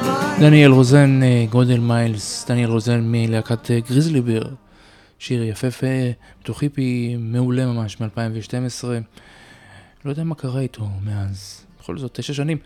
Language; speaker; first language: Hebrew; native; Hebrew